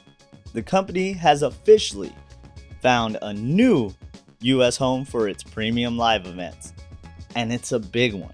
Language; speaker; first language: English; native; English